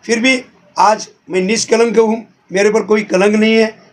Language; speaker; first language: Hindi; non-native, local second language; Marathi